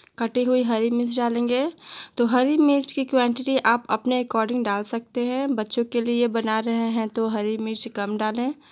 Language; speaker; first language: Hindi; native; Hindi